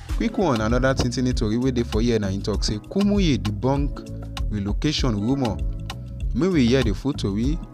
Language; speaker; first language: Nigerian Pidgin; non-native, local second language; Yoruba